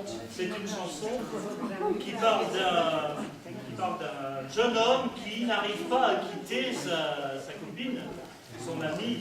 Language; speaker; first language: French; non-native, fluent; German